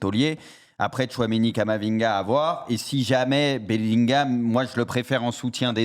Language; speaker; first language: French; native; French